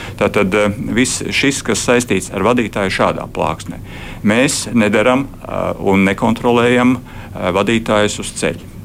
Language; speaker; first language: Latvian; native; Latvian